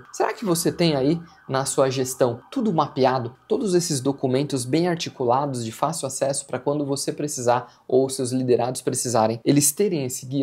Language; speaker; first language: Portuguese; native; Portuguese